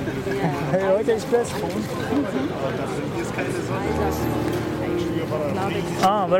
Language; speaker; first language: German; non-native, learner; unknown